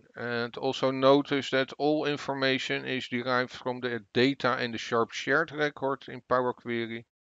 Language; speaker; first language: English; non-native, fluent; Dutch